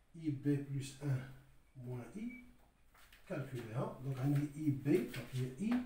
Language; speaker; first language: French; non-native, local second language; Arabic